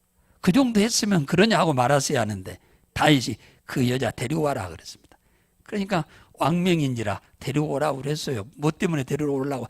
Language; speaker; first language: Korean; native; Korean